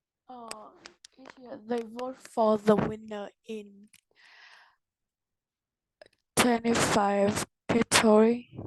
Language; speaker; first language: English; non-native, learner; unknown